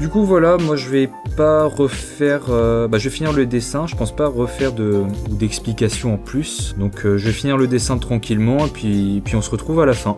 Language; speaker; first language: French; native; French